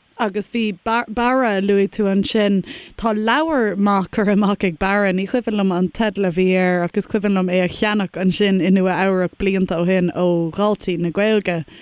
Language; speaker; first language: Irish; non-native, local second language; English